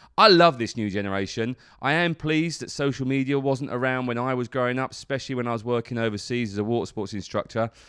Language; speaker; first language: English; native; English